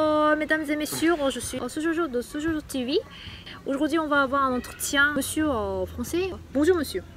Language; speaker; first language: French; non-native, fluent; Korean